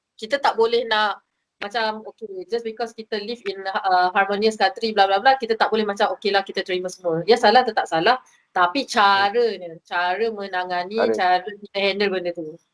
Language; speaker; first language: Malay; native; Malay